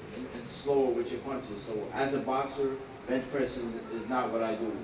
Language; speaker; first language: English; native; English